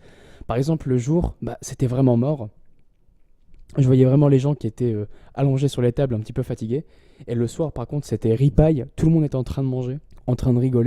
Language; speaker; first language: French; native; French